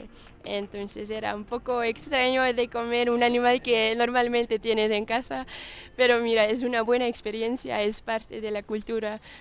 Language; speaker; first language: Spanish; non-native, learner; Dutch